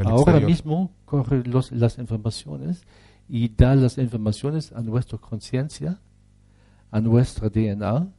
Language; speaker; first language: Spanish; non-native, fluent; German